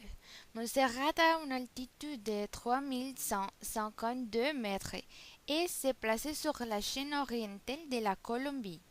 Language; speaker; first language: French; non-native, learner; Spanish